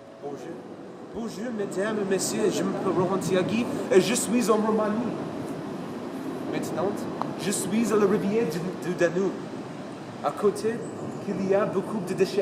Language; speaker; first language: French; non-native, learner; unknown